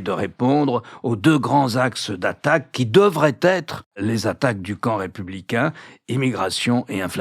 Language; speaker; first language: French; native; French